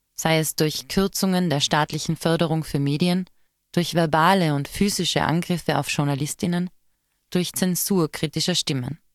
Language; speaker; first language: German; native; German